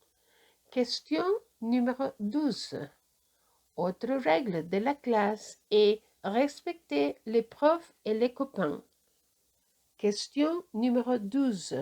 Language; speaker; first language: French; non-native, fluent; Spanish